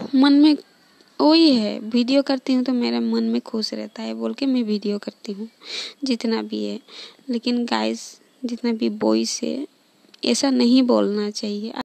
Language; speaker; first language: Hindi; non-native, local second language; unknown